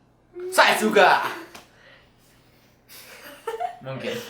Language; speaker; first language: Indonesian; non-native, learner; English